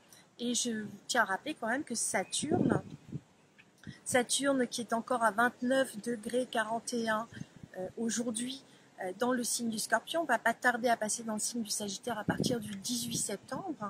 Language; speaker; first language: French; native; French